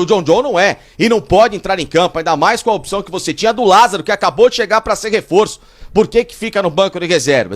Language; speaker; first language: Portuguese; native; Portuguese